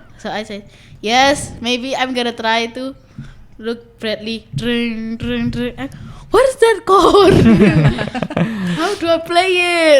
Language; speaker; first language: English; non-native, learner; Indonesian